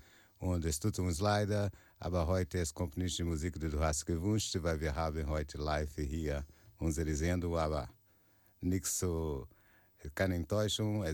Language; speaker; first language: German; non-native, learner; Portuguese